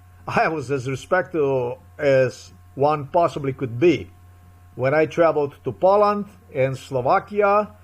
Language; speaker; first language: English; non-native, fluent; Slovenian